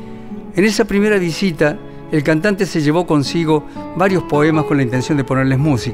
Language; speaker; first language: Spanish; native; Spanish